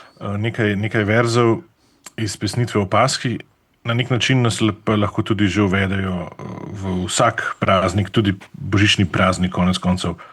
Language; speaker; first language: Slovenian; native; Slovenian